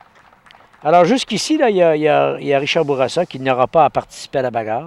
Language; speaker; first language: French; native; French